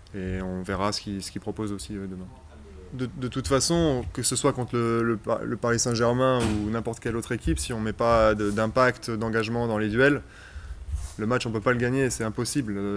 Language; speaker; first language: French; native; French